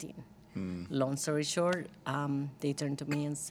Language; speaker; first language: English; non-native, fluent; Spanish